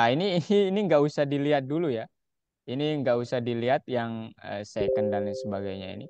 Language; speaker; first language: Indonesian; native; Indonesian